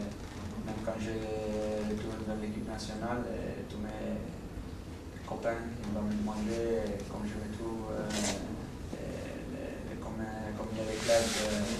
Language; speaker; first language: French; non-native, fluent; Italian